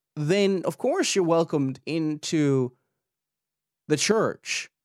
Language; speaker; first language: English; native; English